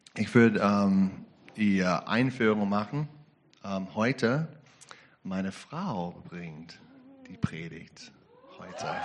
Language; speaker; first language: German; non-native, learner; English